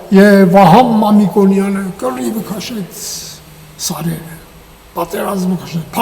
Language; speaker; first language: Armenian; native; Armenian